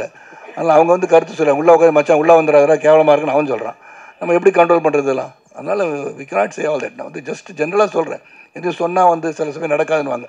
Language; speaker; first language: Tamil; native; Tamil